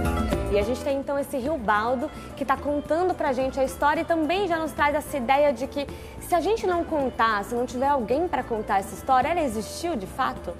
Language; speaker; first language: Portuguese; native; Portuguese